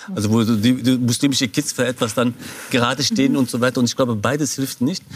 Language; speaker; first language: German; non-native, fluent; Kurdish